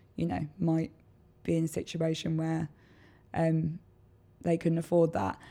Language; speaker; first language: English; native; English